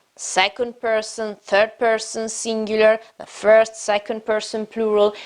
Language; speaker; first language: English; non-native, fluent; Italian